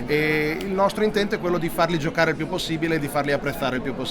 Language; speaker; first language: Italian; native; Italian